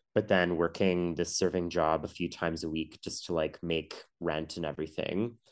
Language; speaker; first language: English; native; English